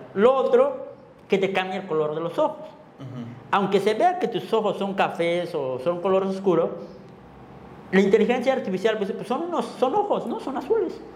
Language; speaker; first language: Spanish; non-native, local second language; Tzotzil